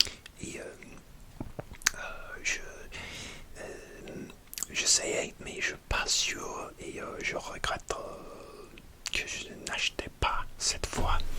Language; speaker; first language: French; non-native, learner; English